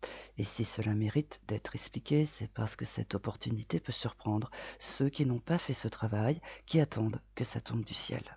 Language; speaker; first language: French; native; French